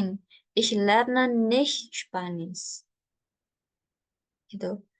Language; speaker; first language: German; non-native, learner; Indonesian